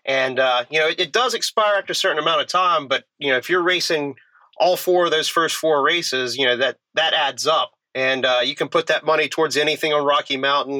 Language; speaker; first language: English; native; English